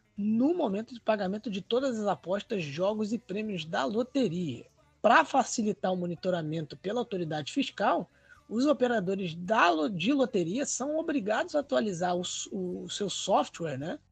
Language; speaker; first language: Portuguese; native; Portuguese